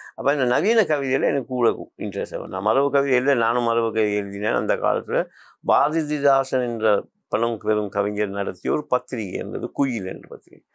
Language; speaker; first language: Tamil; non-native, local second language; Memoni